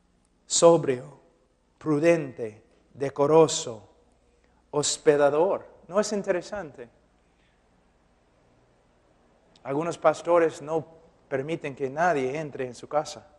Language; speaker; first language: Spanish; non-native, fluent; English